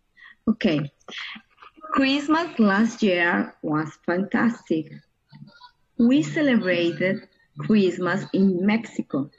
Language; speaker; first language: English; non-native, learner; Spanish